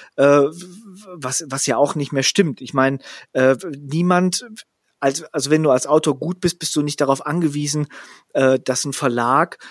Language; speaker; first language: German; native; German